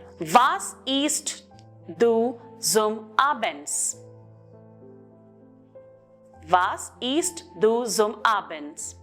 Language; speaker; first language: German; non-native, fluent; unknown